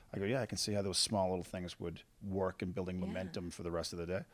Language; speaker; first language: English; native; English